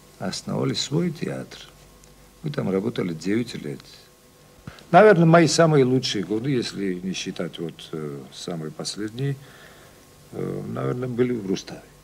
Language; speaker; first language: Russian; non-native, local second language; Georgian